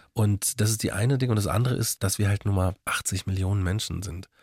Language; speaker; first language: German; native; German